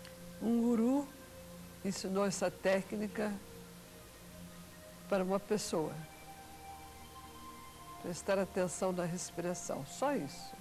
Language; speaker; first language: Portuguese; native; Portuguese